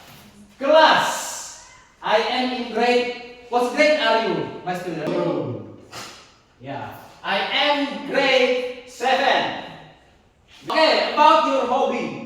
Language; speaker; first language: English; non-native, learner; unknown